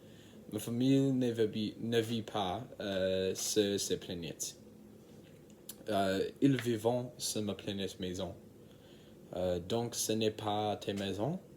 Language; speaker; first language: French; non-native, learner; English